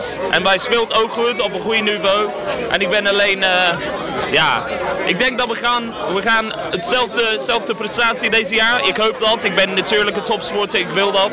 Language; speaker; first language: Dutch; non-native, learner; English